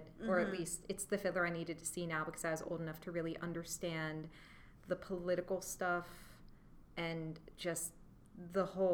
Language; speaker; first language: English; native; English